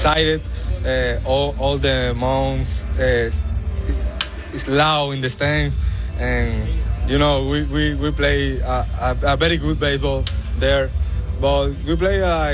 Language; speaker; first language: English; non-native, fluent; Spanish